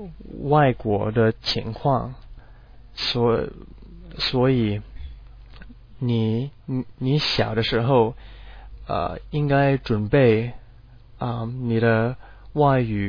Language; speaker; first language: Chinese; non-native, learner; English